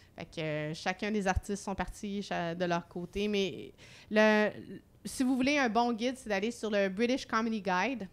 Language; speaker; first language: French; native; French